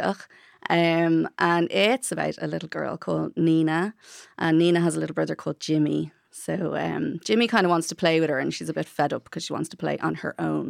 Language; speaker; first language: English; native; English